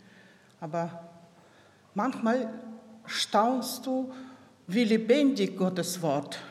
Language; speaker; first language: German; non-native, local second language; Russian